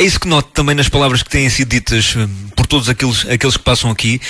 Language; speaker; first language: Portuguese; native; Portuguese